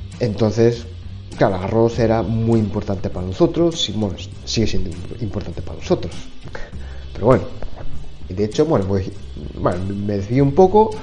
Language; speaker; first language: Spanish; non-native, fluent; Japanese